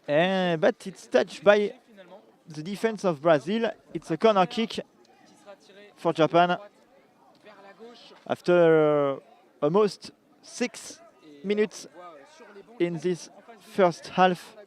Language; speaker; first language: English; non-native, learner; French